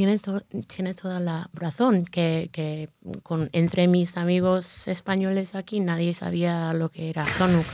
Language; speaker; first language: Spanish; non-native, fluent; English